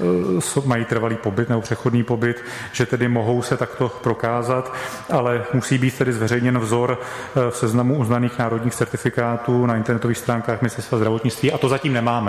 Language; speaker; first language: Czech; native; Czech